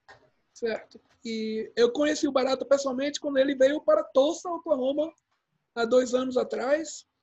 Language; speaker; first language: Portuguese; early bilingual, heritage; Portuguese